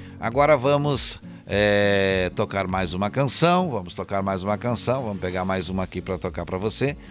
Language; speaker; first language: Portuguese; native; Portuguese